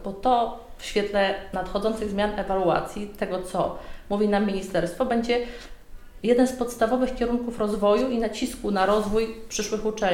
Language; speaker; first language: Polish; native; Polish